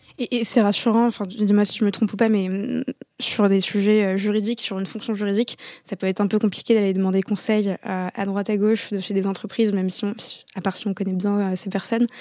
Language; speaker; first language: French; native; French